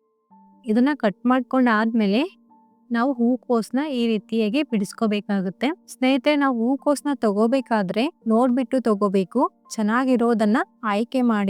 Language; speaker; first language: Kannada; native; Kannada